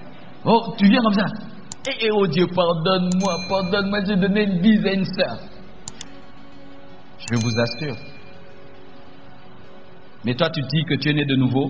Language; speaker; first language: French; non-native, local second language; Lingala